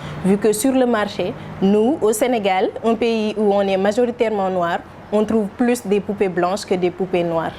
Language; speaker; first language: French; non-native, local second language; Wolof